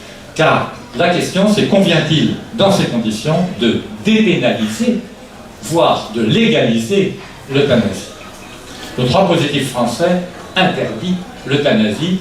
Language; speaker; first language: French; native; French